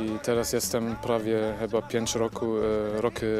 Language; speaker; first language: Polish; early bilingual, heritage; Polish